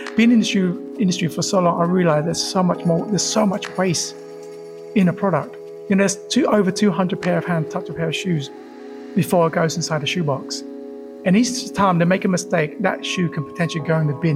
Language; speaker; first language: English; early bilingual, other home language; Vietnamese